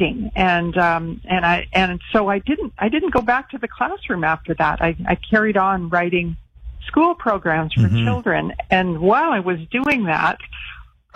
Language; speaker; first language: English; native; English